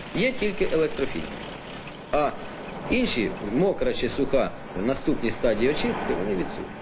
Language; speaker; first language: Ukrainian; native; Ukrainian